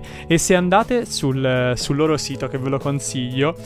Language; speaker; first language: Italian; native; Italian